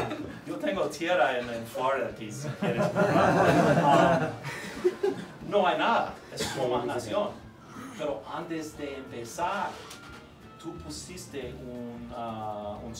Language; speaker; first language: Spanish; non-native, learner; English